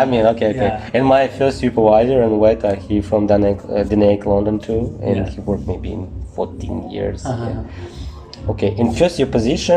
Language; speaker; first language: English; non-native, learner; Russian